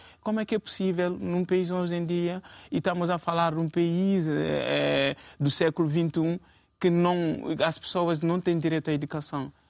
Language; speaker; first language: Portuguese; non-native, fluent; Fula